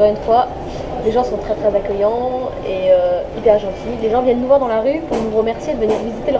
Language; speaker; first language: French; native; French